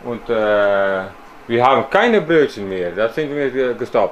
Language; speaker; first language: German; non-native, learner; Dutch